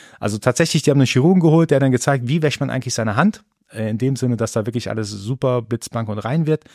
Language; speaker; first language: German; early bilingual, other home language; Persian